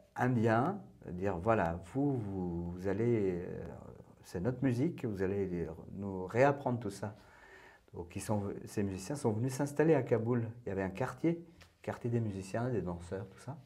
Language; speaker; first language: French; non-native, fluent; Persian